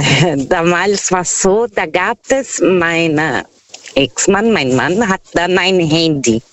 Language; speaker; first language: German; non-native, learner; Portuguese